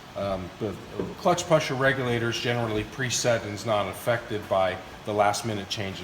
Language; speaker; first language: English; native; English